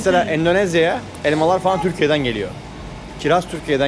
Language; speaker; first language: Turkish; native; Turkish